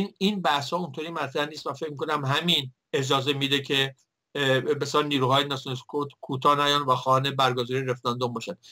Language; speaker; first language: Persian; native; Persian